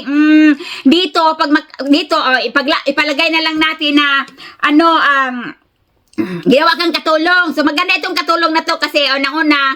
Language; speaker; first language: Filipino; native; Filipino